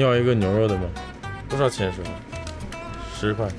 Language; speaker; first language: Chinese; early bilingual, heritage; Chinese